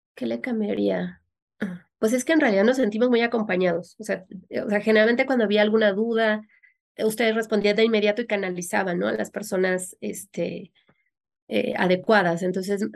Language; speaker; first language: Spanish; native; Spanish